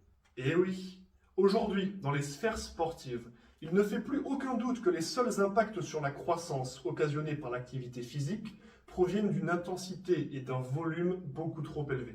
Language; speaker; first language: French; native; French